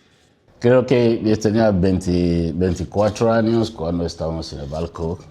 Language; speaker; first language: Spanish; non-native, learner; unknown